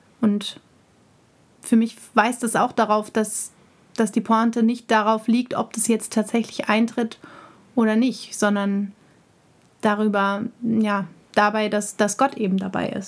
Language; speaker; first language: German; native; German